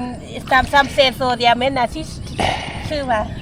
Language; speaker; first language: Finnish; non-native, learner; Thai